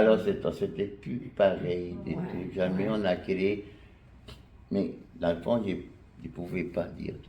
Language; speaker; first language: French; non-native, fluent; Spanish